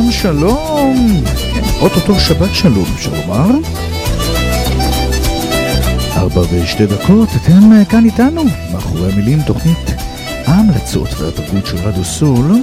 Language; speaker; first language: Hebrew; native; Hebrew